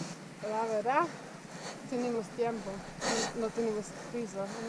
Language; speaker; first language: Spanish; non-native, learner; German